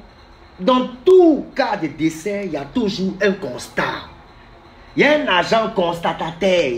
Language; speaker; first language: French; native; French